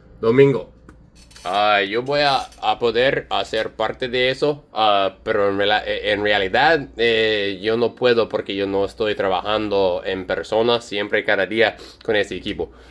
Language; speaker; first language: Spanish; non-native, learner; English